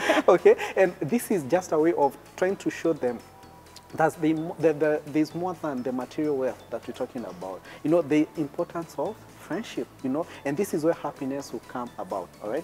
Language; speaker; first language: English; non-native, local second language; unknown